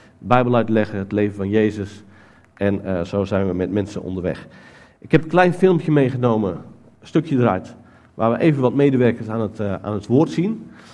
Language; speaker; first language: Dutch; native; Dutch